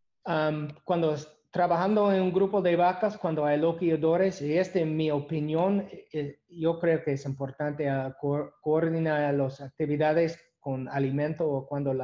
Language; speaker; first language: Spanish; non-native, learner; English